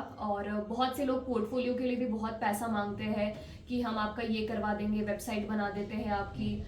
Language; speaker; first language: Hindi; native; Hindi